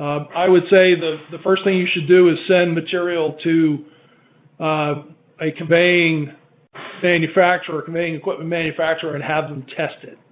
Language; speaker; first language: English; native; English